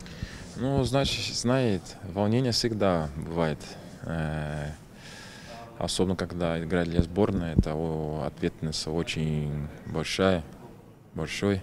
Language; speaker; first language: Russian; non-native, learner; Portuguese